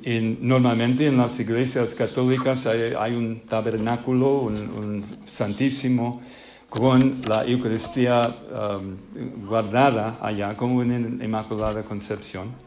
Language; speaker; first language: Spanish; non-native, fluent; English